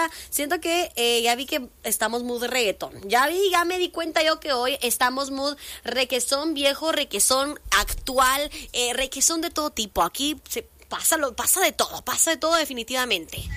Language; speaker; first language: Spanish; native; Spanish